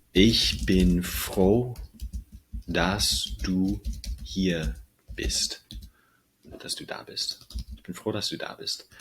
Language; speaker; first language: German; non-native, fluent; English